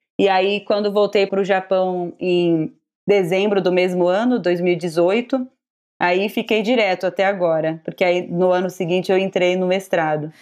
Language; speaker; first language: Portuguese; native; Portuguese